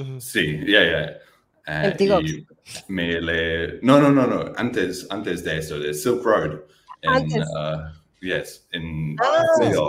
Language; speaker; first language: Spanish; non-native, learner; English